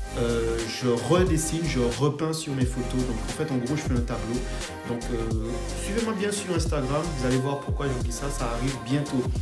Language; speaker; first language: French; non-native, fluent; English